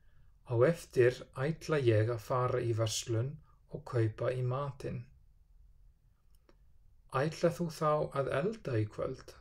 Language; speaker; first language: Icelandic; non-native, fluent; English